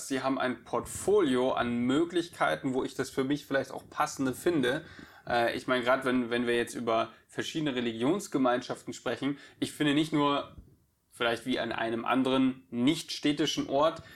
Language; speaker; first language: German; native; German